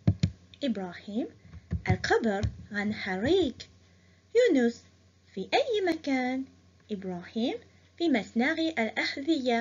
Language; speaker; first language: Arabic; non-native, fluent; Morisyen